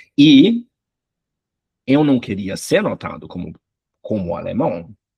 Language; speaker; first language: Portuguese; non-native, fluent; German